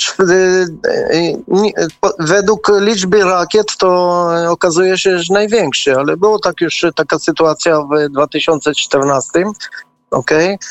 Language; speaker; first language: Polish; early bilingual, heritage; Polish